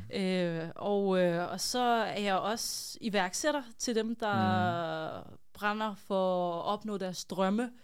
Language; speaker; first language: Danish; early bilingual, other home language; Arabic